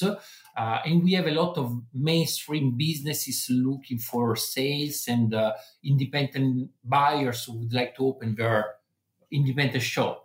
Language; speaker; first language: English; non-native, fluent; Italian